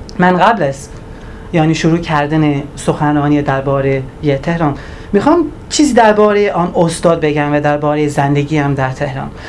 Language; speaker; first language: Persian; non-native, learner; Turkish